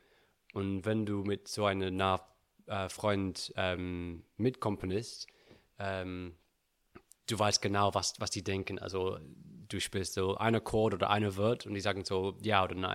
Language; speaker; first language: German; non-native, learner; English